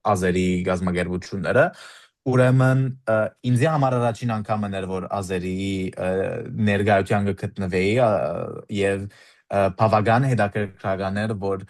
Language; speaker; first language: Armenian; early bilingual, heritage; Armenian